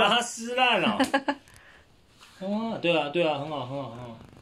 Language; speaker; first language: Chinese; native; Chinese